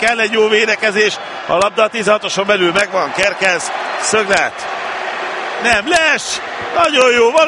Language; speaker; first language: Hungarian; native; Hungarian